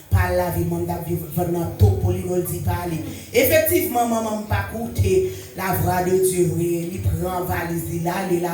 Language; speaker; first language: French; non-native, local second language; Haitian Creole